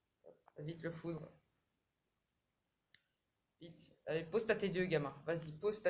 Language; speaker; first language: French; native; French